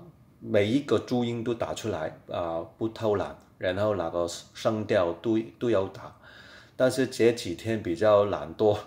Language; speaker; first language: Chinese; non-native, fluent; Cantonese